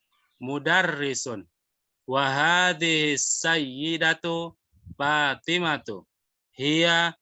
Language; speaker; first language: Arabic; non-native, fluent; Indonesian